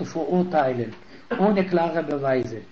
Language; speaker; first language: German; non-native, fluent; Arabic